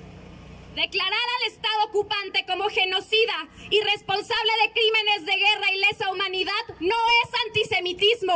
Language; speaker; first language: Spanish; native; Spanish